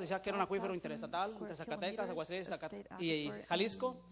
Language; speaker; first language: Spanish; native; Spanish